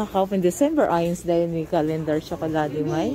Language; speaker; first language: German; non-native, learner; Filipino